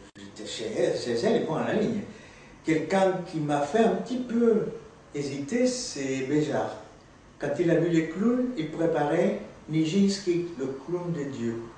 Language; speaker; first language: French; non-native, fluent; Spanish